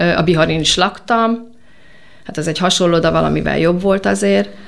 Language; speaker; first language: Hungarian; native; Hungarian